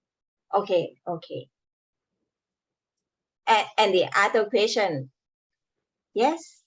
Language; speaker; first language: English; non-native, learner; Thai